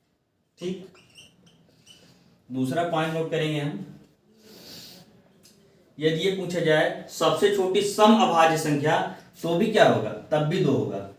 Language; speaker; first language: Hindi; native; Hindi